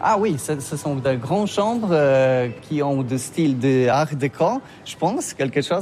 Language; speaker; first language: French; non-native, learner; Polish